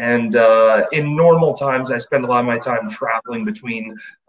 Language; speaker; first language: English; native; English